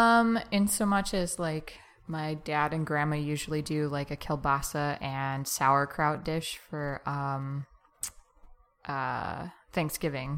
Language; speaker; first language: English; native; English